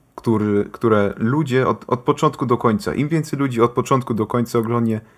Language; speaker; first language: Polish; early bilingual, heritage; German